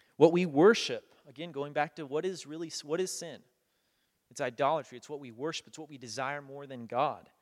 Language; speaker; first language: English; native; English